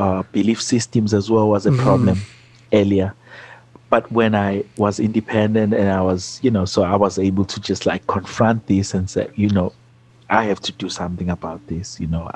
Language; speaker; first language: English; non-native, local second language; Zulu